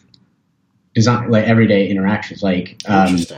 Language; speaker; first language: English; native; English